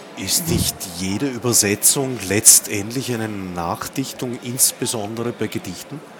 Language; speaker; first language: German; native; German